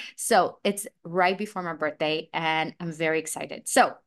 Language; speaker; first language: English; non-native, fluent; Russian